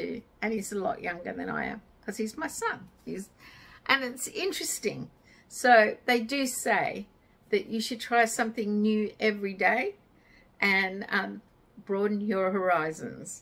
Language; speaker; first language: English; native; English